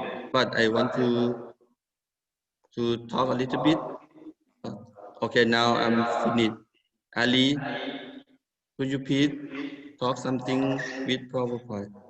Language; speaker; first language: English; non-native, learner; Thai